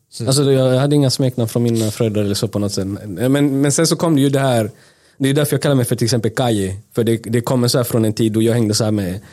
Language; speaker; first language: Swedish; early bilingual, other home language; Spanish